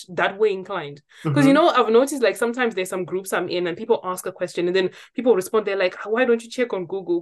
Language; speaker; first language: English; non-native, local second language; Shona